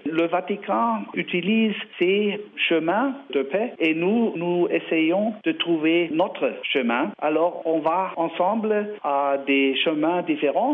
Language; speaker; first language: French; non-native, learner; German